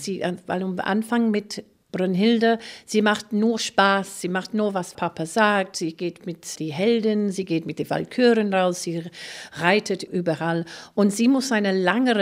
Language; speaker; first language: German; non-native, fluent; English